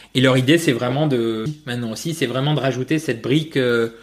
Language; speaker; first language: French; non-native, fluent; Spanish